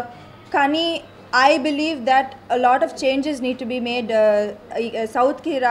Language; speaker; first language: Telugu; non-native, local second language; Tamil